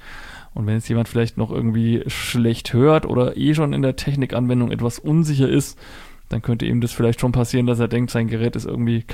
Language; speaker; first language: German; native; German